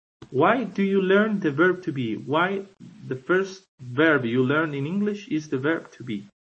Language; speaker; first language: English; non-native, fluent; Spanish